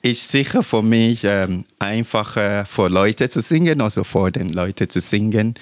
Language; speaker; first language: German; non-native, learner; English